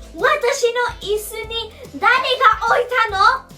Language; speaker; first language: Japanese; non-native, learner; Hindi